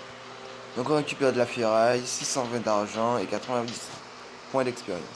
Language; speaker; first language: French; native; French